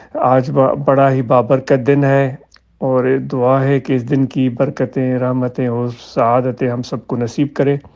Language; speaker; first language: Urdu; non-native, local second language; Sindhi